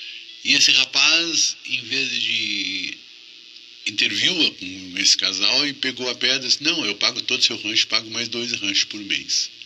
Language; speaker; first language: Portuguese; native; Portuguese